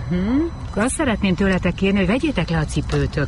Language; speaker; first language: Hungarian; native; Hungarian